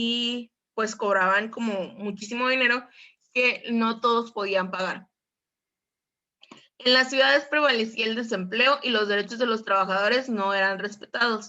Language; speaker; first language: Spanish; native; Spanish